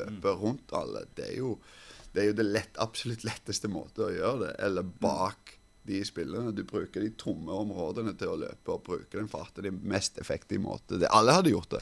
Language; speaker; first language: Norwegian; non-native, fluent; Finnish